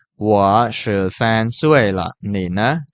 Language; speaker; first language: Chinese; non-native, fluent; Khmer